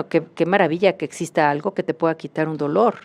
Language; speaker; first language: Spanish; native; Spanish